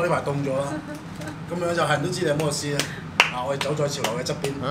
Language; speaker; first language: Cantonese; native; Cantonese